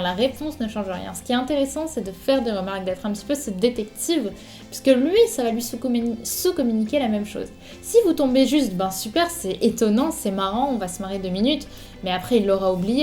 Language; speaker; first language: French; native; French